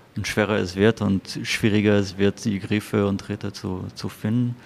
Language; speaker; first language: German; non-native, fluent; French